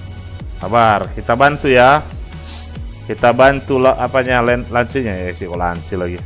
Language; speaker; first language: Indonesian; native; Indonesian